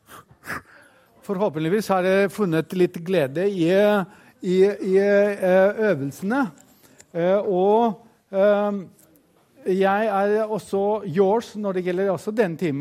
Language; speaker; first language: Norwegian; non-native, fluent; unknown